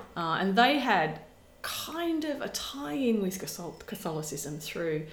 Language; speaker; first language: English; native; English